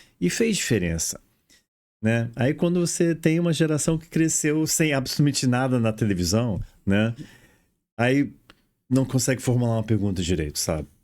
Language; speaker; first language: Portuguese; early bilingual, other home language; English